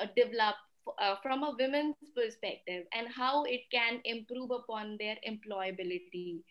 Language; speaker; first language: English; non-native, local second language; Hindi